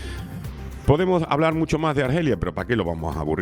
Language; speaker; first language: Spanish; native; Spanish